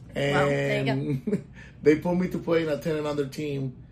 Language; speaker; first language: English; non-native, local second language; Spanish